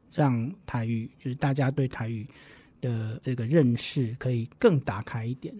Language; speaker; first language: Chinese; non-native, local second language; Min Nan Chinese